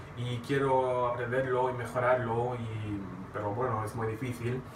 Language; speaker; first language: Spanish; non-native, learner; English